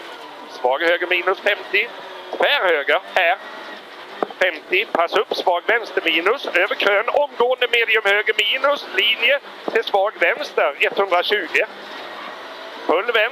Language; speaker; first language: Swedish; native; Swedish